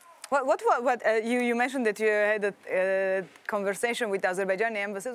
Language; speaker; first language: English; non-native, fluent; Armenian